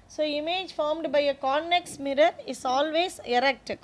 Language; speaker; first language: English; non-native, local second language; Tamil